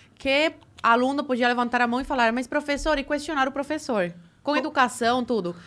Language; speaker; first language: Portuguese; early bilingual, other home language; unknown